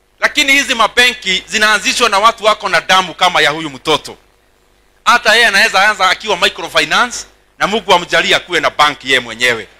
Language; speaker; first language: Swahili; non-native, local second language; Kikuyu